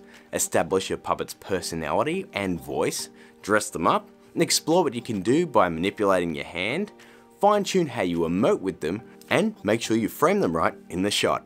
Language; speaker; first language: English; native; English